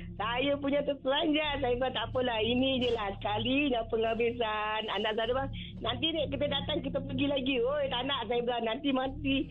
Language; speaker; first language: Malay; native; Malay